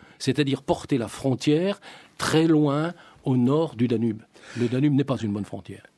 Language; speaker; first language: French; native; French